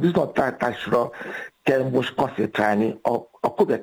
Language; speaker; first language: Hungarian; non-native, fluent; Yoruba